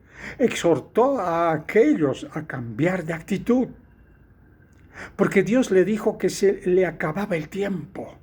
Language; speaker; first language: Spanish; native; Spanish